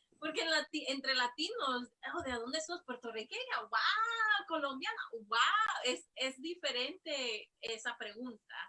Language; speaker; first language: Spanish; early bilingual, heritage; Spanish